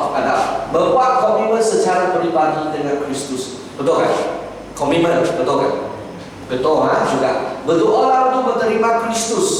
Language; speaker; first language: Malay; non-native, local second language; Chinese